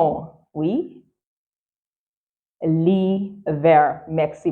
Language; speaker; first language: French; non-native, fluent; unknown